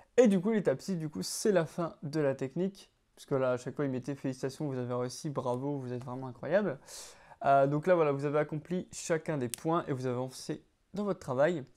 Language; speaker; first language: French; native; French